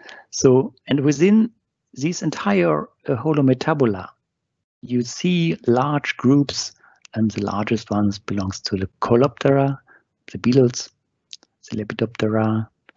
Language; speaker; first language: English; non-native, fluent; German